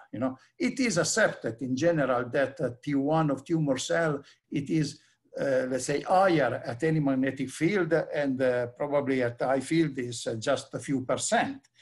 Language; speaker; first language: English; non-native, fluent; Italian